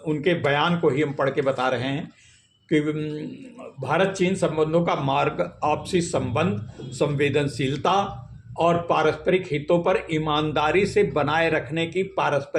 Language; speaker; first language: Hindi; native; Hindi